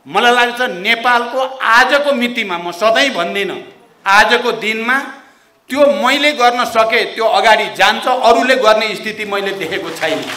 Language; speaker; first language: Nepali; native; Nepali